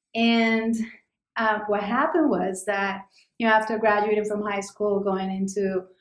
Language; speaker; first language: English; non-native, fluent; Spanish